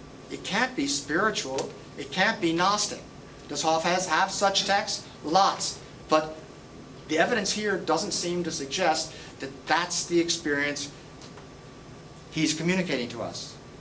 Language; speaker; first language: English; native; English